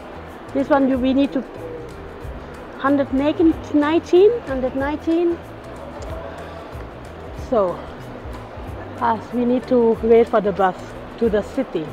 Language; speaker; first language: English; non-native, learner; Thai